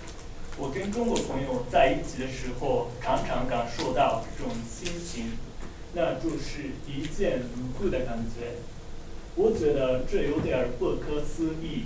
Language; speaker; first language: Chinese; non-native, learner; Japanese